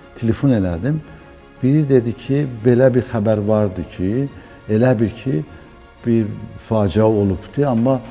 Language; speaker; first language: Azerbaijani; native; Azerbaijani